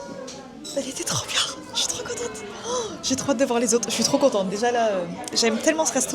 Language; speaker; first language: French; native; French